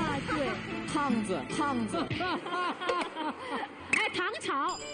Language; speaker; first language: Chinese; native; Chinese